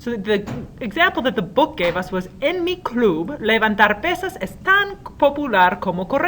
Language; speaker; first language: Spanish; non-native, learner; English